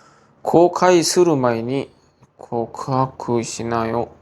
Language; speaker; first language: Japanese; non-native, learner; Korean